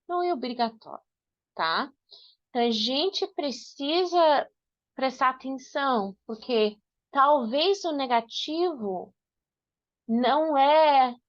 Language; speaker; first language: Portuguese; non-native, fluent; English